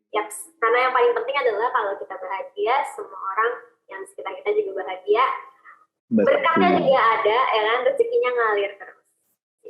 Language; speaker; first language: Indonesian; native; Indonesian